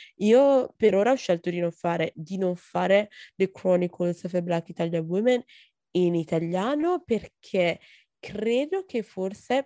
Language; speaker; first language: Italian; early bilingual, other home language; Akan